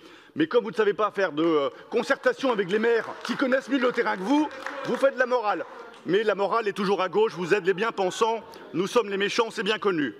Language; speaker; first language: French; native; French